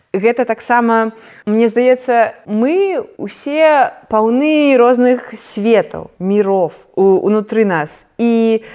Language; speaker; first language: Belarusian; non-native, local second language; Russian